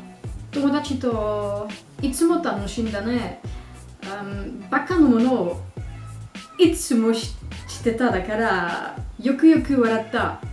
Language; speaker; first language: Japanese; non-native, learner; French